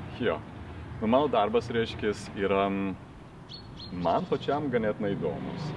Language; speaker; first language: Lithuanian; early bilingual, heritage; Lithuanian